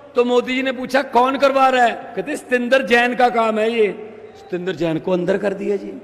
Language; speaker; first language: Hindi; native; Hindi